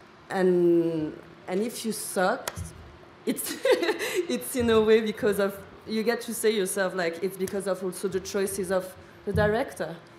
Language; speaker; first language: English; non-native, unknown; French